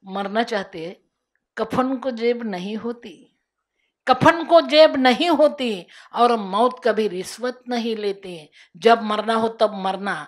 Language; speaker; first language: Hindi; non-native, local second language; Marathi